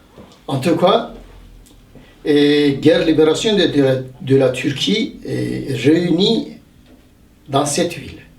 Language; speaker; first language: French; non-native, learner; Turkish